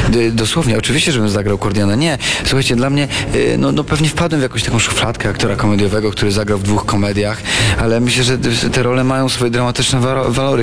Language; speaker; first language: Polish; native; Polish